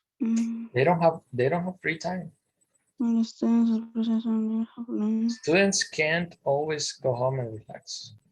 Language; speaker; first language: English; non-native, fluent; Spanish